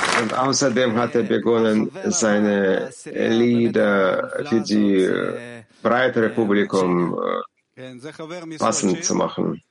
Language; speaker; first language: German; non-native, learner; Hebrew